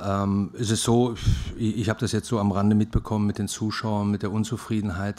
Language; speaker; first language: German; native; German